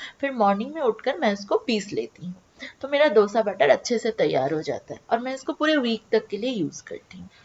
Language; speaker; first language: Hindi; non-native, local second language; Bangla